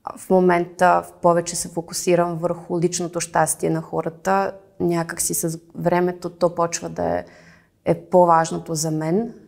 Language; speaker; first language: Bulgarian; early bilingual, heritage; Bulgarian